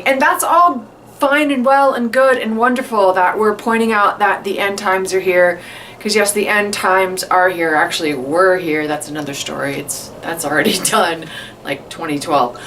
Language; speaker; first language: English; native; English